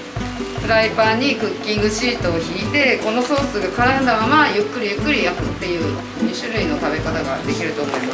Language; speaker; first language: Japanese; native; Japanese